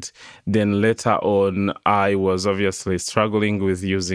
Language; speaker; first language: English; non-native, local second language; Kinyarwanda